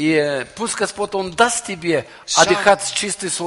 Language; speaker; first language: Russian; non-native, learner; Norwegian